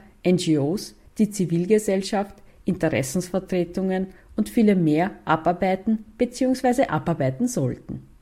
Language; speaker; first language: German; native; German